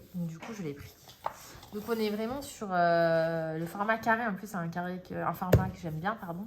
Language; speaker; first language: French; native; French